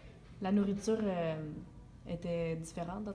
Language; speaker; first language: French; native; French